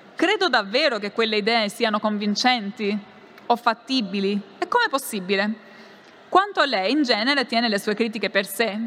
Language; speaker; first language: Italian; non-native, fluent; Albanian